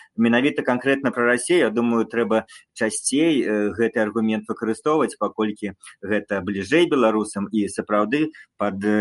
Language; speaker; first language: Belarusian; non-native, local second language; Russian